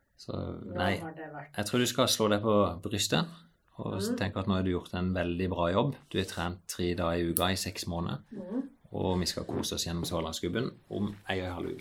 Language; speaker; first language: Norwegian; native; Norwegian